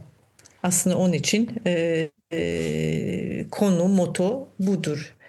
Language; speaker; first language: Turkish; non-native, fluent; German